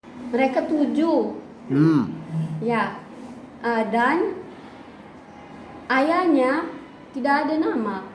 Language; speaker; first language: Indonesian; non-native, learner; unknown